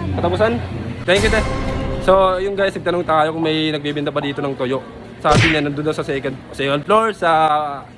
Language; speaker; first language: Filipino; non-native, local second language; Bikol